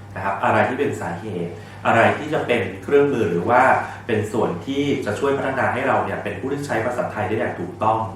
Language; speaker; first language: Thai; native; Thai